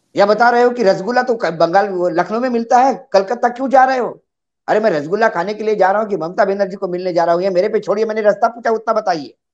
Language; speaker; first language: Hindi; native; Hindi